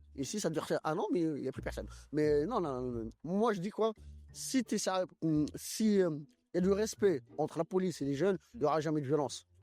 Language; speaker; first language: French; early bilingual, other home language; Arabic